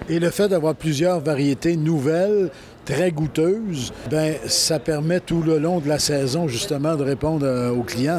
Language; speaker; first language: French; native; French